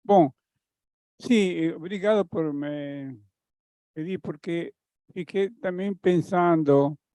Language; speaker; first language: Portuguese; non-native, fluent; Spanish